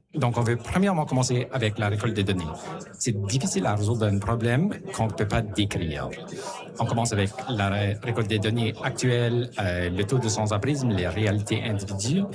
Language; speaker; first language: French; native; French